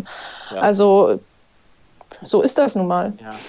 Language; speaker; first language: German; native; German